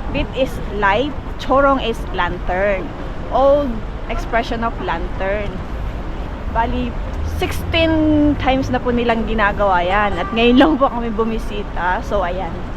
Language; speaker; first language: Filipino; native; Filipino